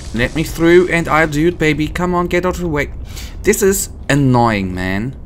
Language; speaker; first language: English; non-native, fluent; German